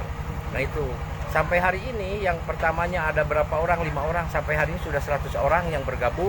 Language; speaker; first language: Indonesian; native; Indonesian